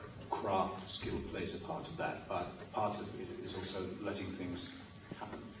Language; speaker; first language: English; native; English